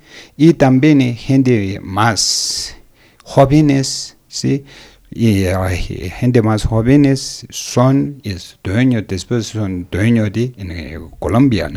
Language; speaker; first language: Spanish; non-native, learner; Tibetan